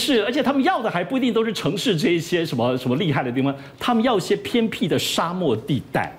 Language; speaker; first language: Chinese; native; Chinese